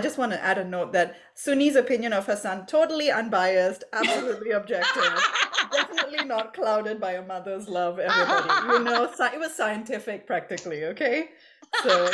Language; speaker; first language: English; native; English